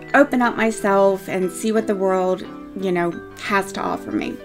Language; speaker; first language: English; native; English